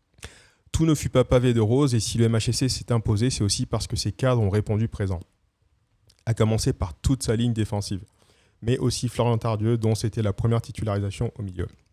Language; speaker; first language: French; native; French